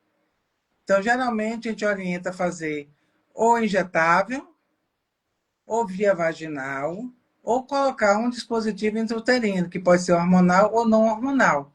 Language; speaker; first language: Portuguese; native; Portuguese